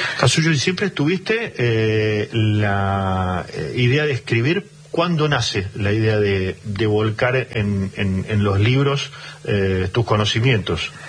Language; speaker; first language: Spanish; native; Spanish